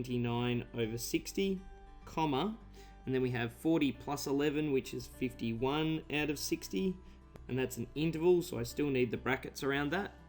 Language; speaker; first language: English; native; English